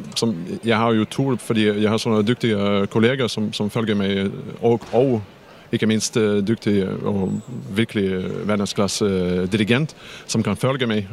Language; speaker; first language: Danish; non-native, fluent; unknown